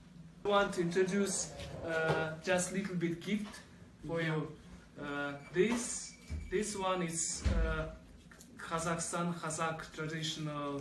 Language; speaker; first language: English; non-native, learner; Kazakh